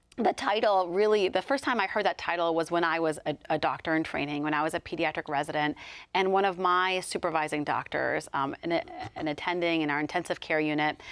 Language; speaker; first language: English; native; English